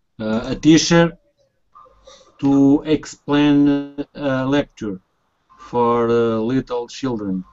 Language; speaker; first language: English; non-native, learner; Spanish